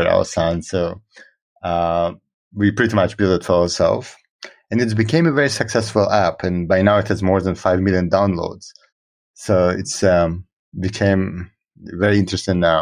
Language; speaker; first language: English; non-native, fluent; Russian